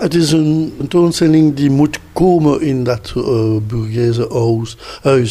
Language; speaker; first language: Dutch; non-native, local second language; French